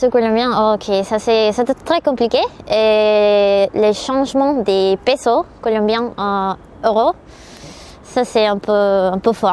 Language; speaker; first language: French; non-native, learner; Spanish